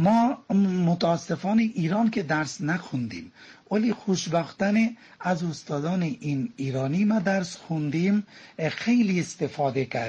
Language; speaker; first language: Persian; non-native, fluent; Bangla